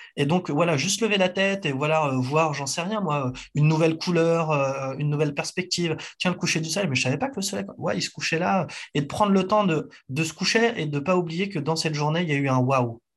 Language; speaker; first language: French; native; French